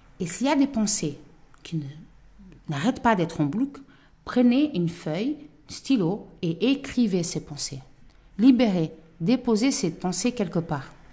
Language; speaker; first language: French; non-native, fluent; Portuguese